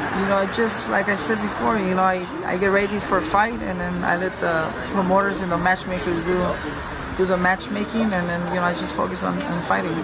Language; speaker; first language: English; early bilingual, other home language; Spanish